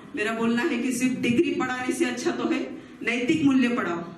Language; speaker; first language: Hindi; non-native, local second language; Marathi